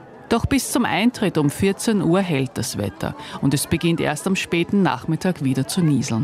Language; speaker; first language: German; native; German